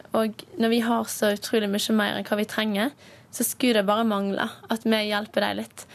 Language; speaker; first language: Norwegian; native; Norwegian